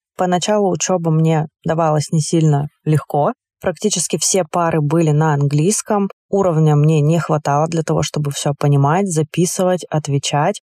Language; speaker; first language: Russian; native; Russian